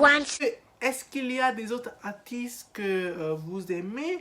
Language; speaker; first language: French; non-native, learner; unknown